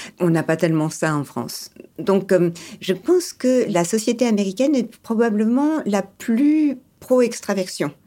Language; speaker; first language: French; early bilingual, other home language; English